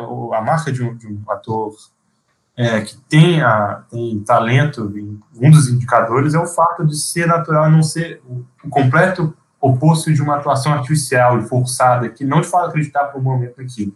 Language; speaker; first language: Portuguese; native; Portuguese